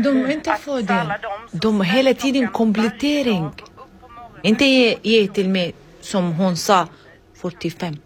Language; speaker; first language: Swedish; non-native, learner; Arabic